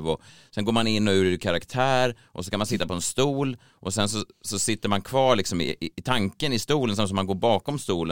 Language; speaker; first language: Swedish; native; Swedish